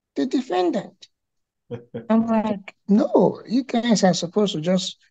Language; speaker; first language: English; non-native, local second language; Igbo